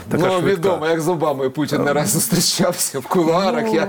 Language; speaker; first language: Ukrainian; native; Ukrainian